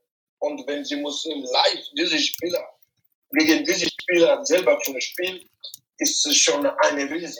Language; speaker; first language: German; non-native, fluent; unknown